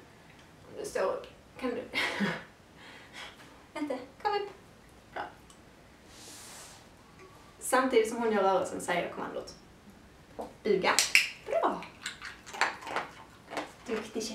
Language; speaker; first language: Swedish; native; Swedish